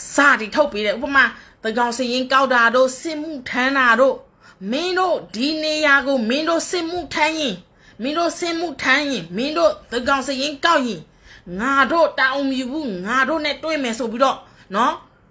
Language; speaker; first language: Burmese; non-native, local second language; S'gaw Karen